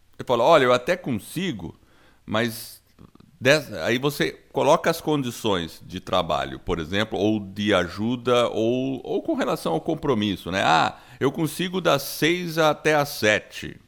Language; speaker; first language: Portuguese; non-native, fluent; English